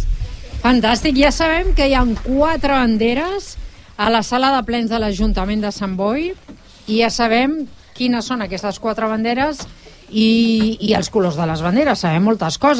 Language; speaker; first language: Catalan; native; Catalan